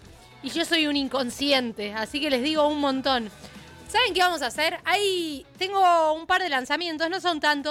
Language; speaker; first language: Spanish; native; Spanish